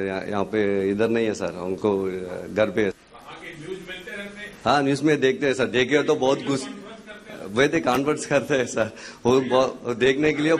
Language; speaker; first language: Hindi; non-native, local second language; Tamil